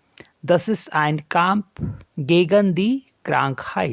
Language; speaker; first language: German; non-native, fluent; Hindi